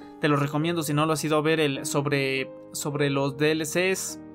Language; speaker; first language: Spanish; native; Spanish